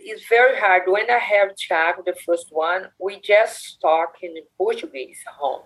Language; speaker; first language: English; non-native, learner; Portuguese